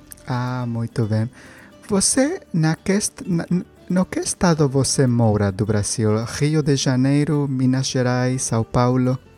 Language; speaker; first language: Portuguese; non-native, learner; Spanish